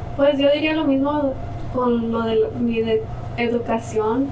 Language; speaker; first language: Spanish; early bilingual, other home language; English